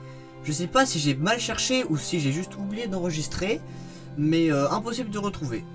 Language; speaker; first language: French; native; French